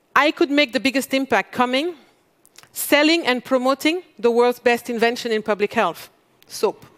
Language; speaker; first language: English; non-native, fluent; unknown